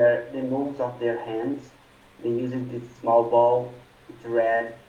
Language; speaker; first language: English; non-native, fluent; Portuguese